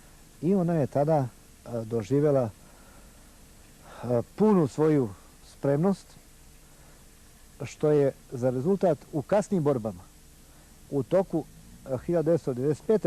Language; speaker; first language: Bosnian; native; Bosnian